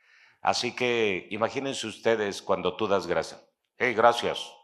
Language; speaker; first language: Spanish; native; Spanish